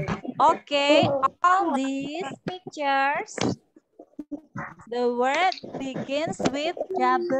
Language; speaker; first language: English; non-native, fluent; Indonesian